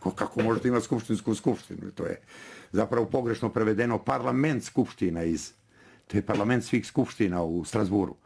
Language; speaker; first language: Bosnian; native; Bosnian